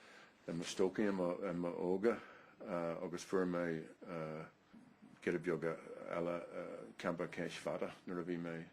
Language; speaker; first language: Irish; non-native, learner; English